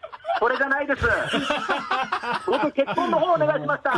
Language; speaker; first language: Japanese; native; Japanese